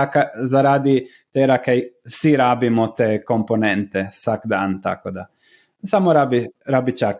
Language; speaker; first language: Slovenian; non-native, learner; Croatian